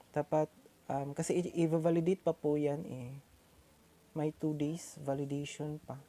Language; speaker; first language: Filipino; non-native, local second language; Cebuano